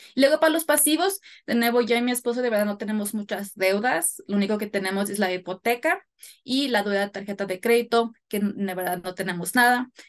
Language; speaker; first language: Spanish; early bilingual, heritage; Spanish